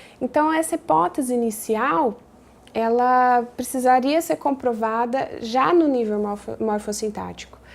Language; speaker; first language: Portuguese; native; Portuguese